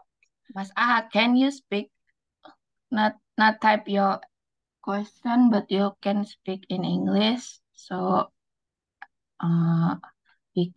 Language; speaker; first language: English; non-native, learner; Indonesian